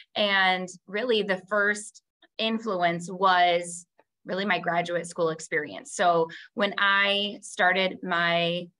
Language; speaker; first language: English; native; English